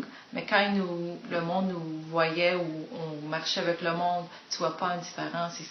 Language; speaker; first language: French; non-native, fluent; Greek